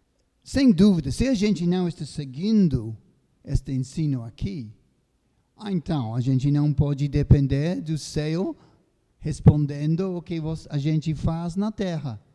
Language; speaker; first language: Portuguese; non-native, fluent; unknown